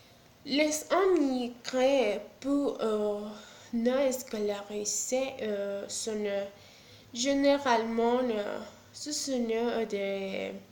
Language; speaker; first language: French; non-native, learner; Spanish